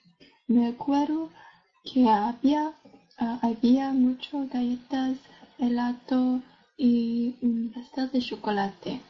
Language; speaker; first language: Spanish; non-native, learner; English